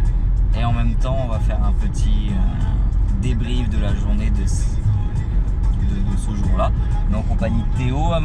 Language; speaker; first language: French; native; French